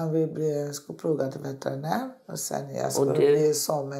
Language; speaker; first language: Swedish; non-native, learner; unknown